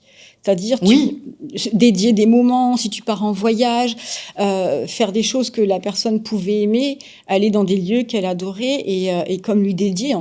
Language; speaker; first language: French; native; French